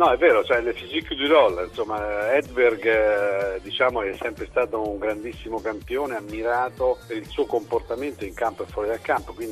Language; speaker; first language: Italian; native; Italian